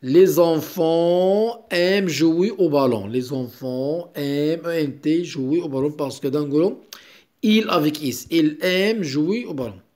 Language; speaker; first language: French; non-native, local second language; Arabic